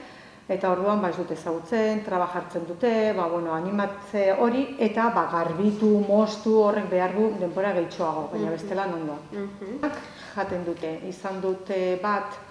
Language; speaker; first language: Basque; native; Basque